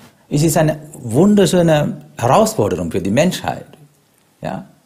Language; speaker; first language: German; non-native, fluent; Sinhala